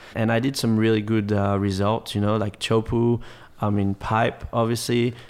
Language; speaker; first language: English; non-native, fluent; French